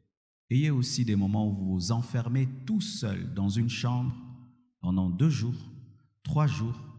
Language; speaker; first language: French; non-native, local second language; Lingala